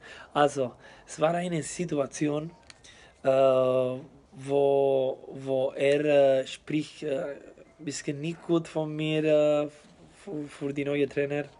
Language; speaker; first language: German; non-native, learner; Spanish